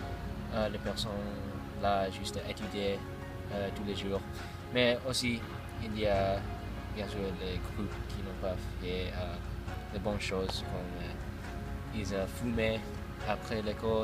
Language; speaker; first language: French; non-native, learner; English